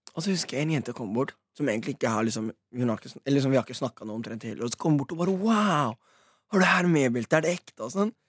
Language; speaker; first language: Norwegian; early bilingual, other home language; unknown